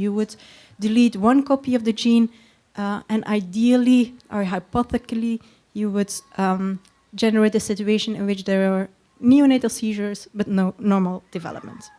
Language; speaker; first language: English; non-native, fluent; Dutch